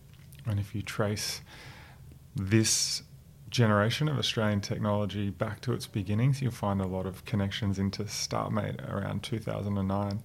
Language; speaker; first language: English; native; English